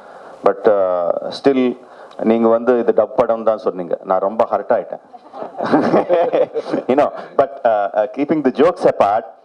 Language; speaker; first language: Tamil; non-native, local second language; Telugu